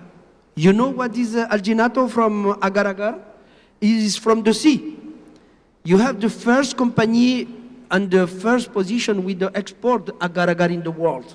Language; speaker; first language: English; non-native, learner; Spanish